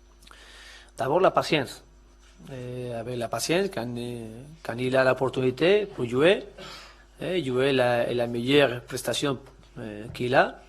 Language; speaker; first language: French; non-native, learner; Spanish